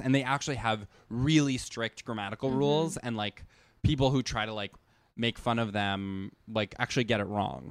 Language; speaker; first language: English; native; English